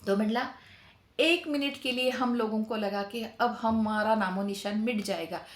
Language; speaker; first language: Hindi; non-native, local second language; Marathi